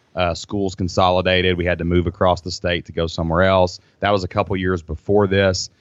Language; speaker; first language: English; native; English